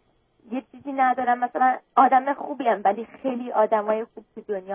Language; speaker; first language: Persian; early bilingual, heritage; Persian